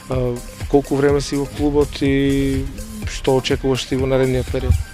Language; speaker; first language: Macedonian; native; Macedonian